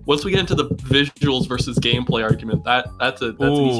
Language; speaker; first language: English; native; English